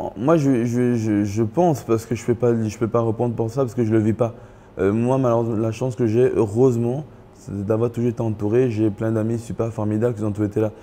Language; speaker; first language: French; early bilingual, other home language; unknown